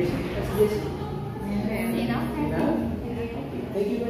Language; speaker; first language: English; non-native, learner; Indonesian